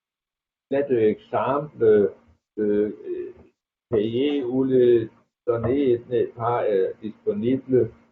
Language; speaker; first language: French; non-native, fluent; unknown